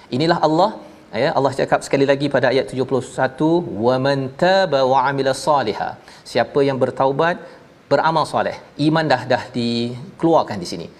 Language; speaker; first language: Malay; native; Malay